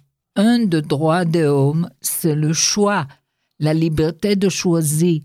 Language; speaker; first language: French; non-native, learner; Hebrew